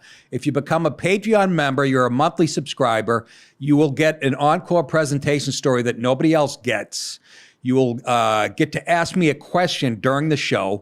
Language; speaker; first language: English; native; English